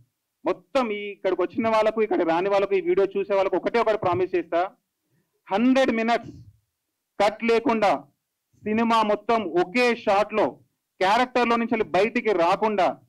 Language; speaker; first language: Telugu; native; Telugu